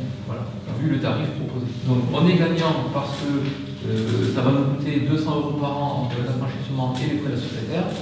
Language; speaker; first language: French; native; French